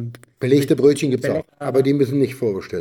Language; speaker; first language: German; native; German